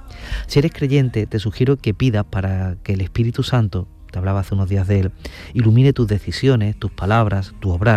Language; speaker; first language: Spanish; native; Spanish